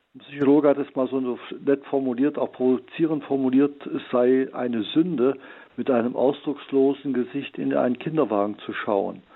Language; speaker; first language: German; native; German